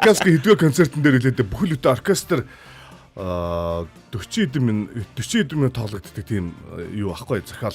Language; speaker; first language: Mongolian; native; Mongolian